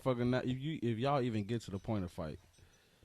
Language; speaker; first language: English; native; English